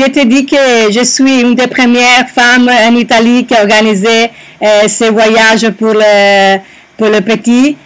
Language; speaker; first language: French; non-native, learner; Italian